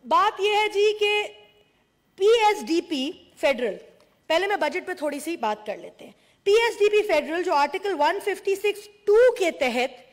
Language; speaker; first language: Urdu; non-native, local second language; Sindhi